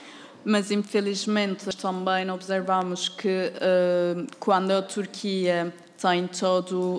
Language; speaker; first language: Portuguese; non-native, fluent; Turkish